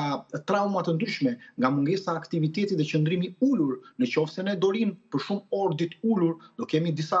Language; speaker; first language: Albanian; native; Albanian